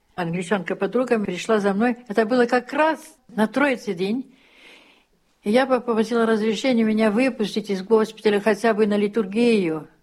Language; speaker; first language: Russian; early bilingual, heritage; Russian